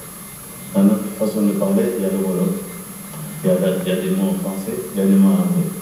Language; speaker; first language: French; non-native, local second language; Wolof